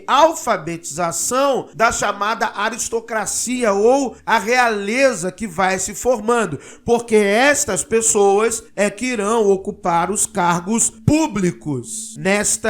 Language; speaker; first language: Portuguese; native; Portuguese